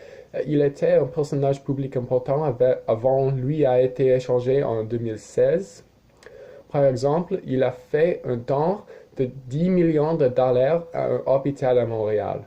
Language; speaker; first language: French; non-native, learner; English